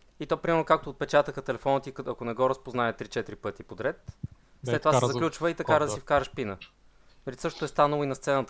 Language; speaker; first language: Bulgarian; native; Bulgarian